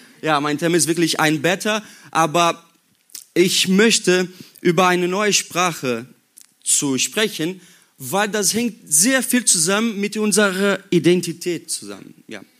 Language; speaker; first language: German; non-native, learner; Portuguese